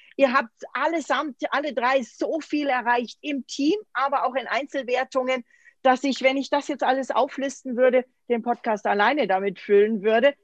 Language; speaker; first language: German; native; German